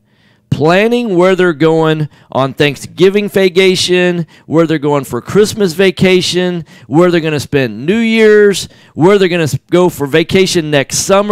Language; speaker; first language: English; native; English